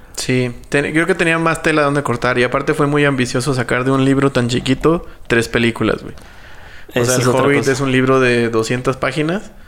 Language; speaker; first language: Spanish; native; Spanish